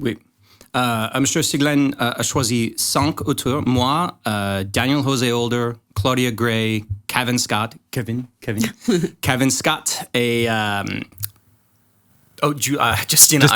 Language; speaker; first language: French; non-native, learner; English